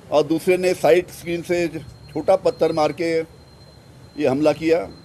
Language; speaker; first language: Hindi; non-native, local second language; Marathi